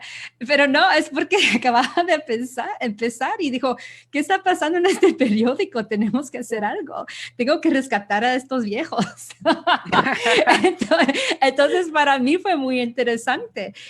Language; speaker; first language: Spanish; early bilingual, other home language; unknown